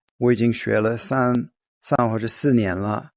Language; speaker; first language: Chinese; non-native, fluent; English